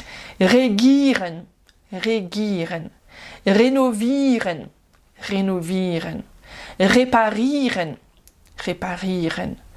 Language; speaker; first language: German; non-native, fluent; French